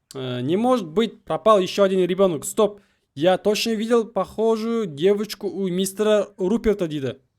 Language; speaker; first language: Russian; non-native, local second language; Kazakh